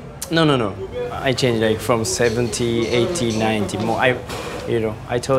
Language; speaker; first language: English; non-native, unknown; Japanese